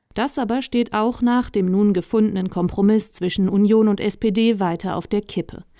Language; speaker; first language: German; native; German